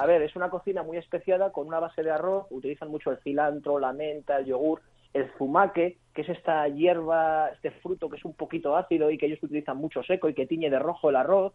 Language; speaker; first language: Spanish; native; Spanish